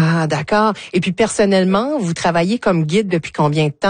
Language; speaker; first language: French; native; French